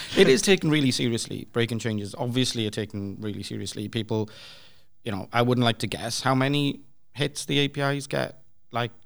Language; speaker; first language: English; native; English